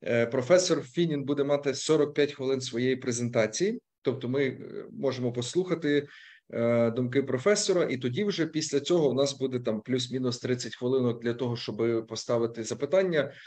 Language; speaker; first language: Ukrainian; native; Ukrainian